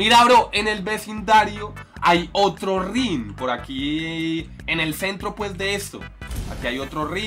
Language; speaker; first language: Spanish; native; Spanish